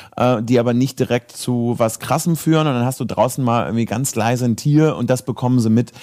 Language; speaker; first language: German; early bilingual, heritage; Croatian